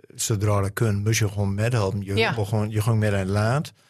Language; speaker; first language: Dutch; non-native, local second language; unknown